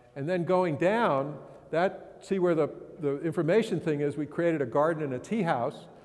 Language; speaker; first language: English; native; English